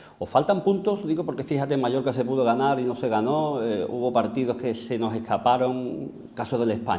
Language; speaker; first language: Spanish; native; Spanish